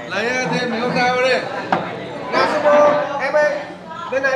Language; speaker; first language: Vietnamese; native; Vietnamese